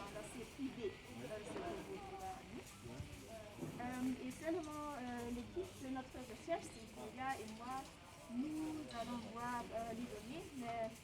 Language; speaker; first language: French; non-native, fluent; German